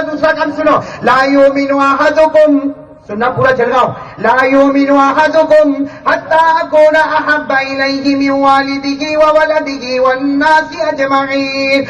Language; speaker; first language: Urdu; native; Urdu